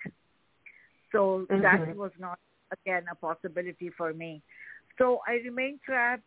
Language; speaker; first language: English; non-native, local second language; Hindi